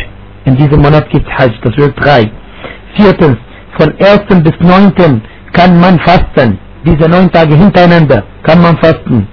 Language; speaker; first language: German; non-native, fluent; Arabic